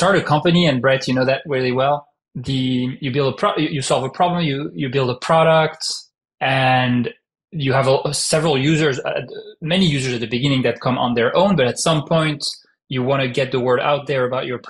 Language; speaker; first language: English; non-native, fluent; French